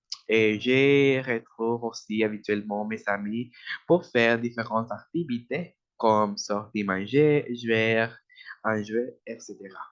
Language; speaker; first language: French; non-native, learner; Spanish